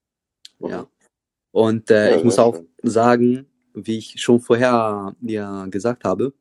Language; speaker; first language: German; non-native, fluent; Italian